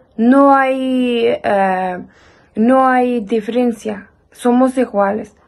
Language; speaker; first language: Spanish; non-native, learner; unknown